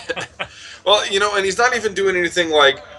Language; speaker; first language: English; native; English